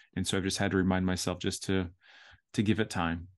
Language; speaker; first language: English; native; English